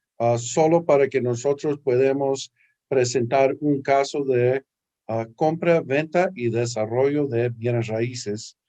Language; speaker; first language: Spanish; early bilingual, heritage; English